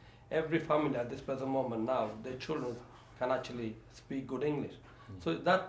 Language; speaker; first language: English; native; English